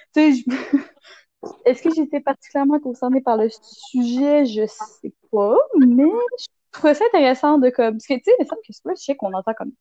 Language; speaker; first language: French; native; French